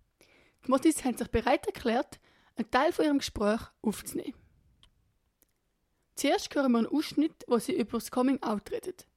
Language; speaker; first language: German; native; German